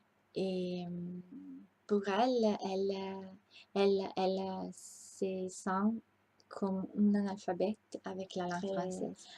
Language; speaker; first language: French; non-native, learner; Italian